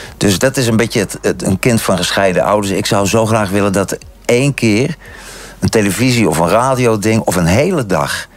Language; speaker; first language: Dutch; native; Dutch